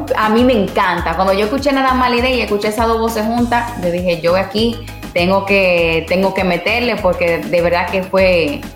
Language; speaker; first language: Spanish; native; Spanish